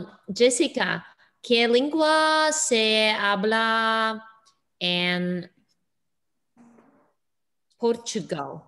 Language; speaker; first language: Spanish; non-native, learner; English